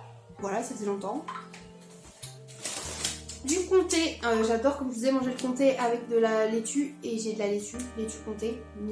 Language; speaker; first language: French; native; French